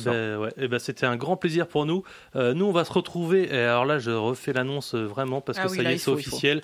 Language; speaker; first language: French; native; French